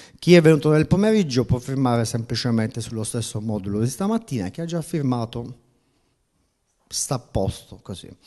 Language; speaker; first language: Italian; native; Italian